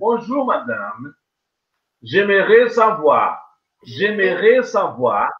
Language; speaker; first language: French; non-native, learner; Portuguese